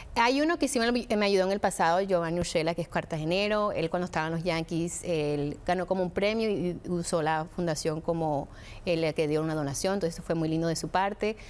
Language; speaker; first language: Spanish; early bilingual, heritage; Spanish